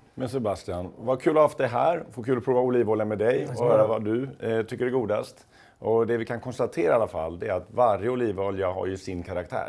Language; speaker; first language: Swedish; native; Swedish